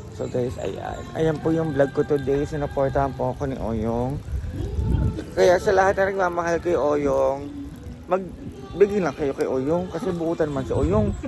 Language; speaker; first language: Filipino; non-native, local second language; Cebuano